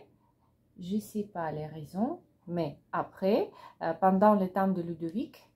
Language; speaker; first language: French; non-native, learner; Russian